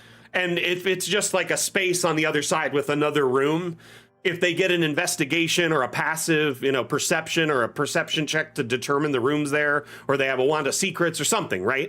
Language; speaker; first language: English; native; English